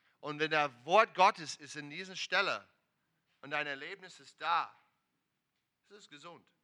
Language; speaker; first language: German; non-native, learner; English